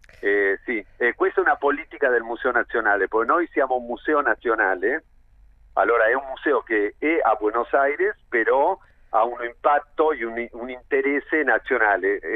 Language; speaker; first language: Italian; non-native, fluent; Spanish